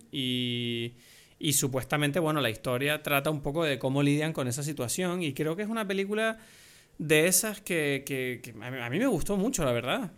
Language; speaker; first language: Spanish; native; Spanish